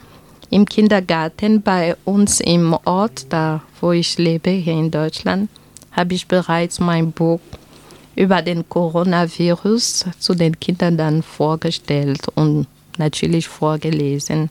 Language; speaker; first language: German; non-native, fluent; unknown